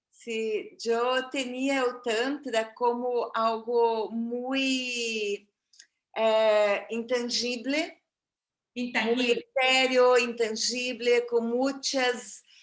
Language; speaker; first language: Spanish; non-native, fluent; Portuguese